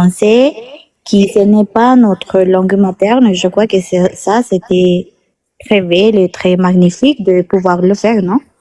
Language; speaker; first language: French; non-native, learner; Spanish